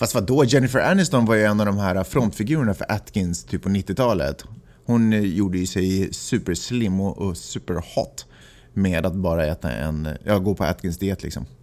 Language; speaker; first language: Swedish; native; Swedish